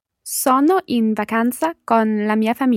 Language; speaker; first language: Italian; non-native, learner; English